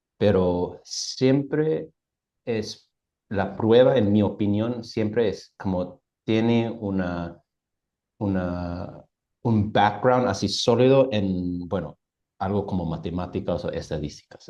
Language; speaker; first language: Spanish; non-native, fluent; English